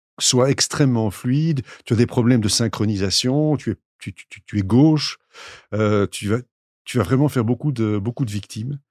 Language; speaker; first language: French; native; French